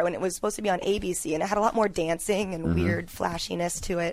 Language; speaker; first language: English; native; English